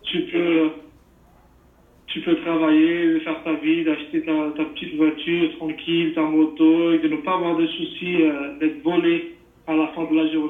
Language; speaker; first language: French; non-native, fluent; Portuguese